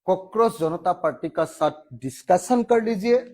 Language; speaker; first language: Hindi; non-native, local second language; Assamese